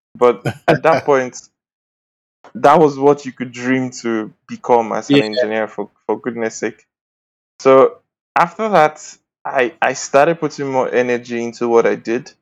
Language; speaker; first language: English; non-native, local second language; Bini